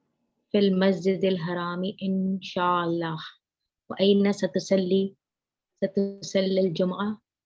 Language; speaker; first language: Arabic; non-native, learner; Urdu